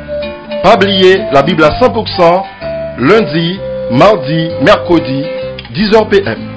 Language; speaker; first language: French; non-native, local second language; Haitian Creole